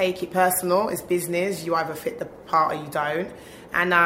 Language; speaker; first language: English; native; English